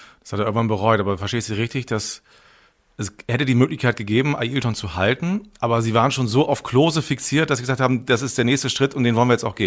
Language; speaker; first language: German; native; German